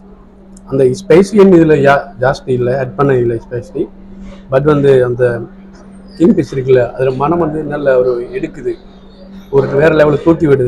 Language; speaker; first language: Tamil; native; Tamil